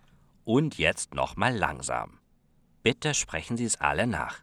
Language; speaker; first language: German; non-native, fluent; Western Frisian